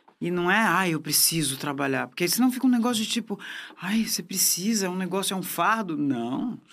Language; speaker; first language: Portuguese; native; Portuguese